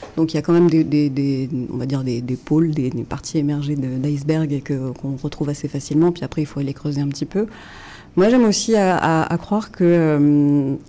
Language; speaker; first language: French; native; French